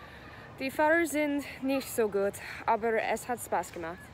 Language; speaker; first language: German; non-native, learner; English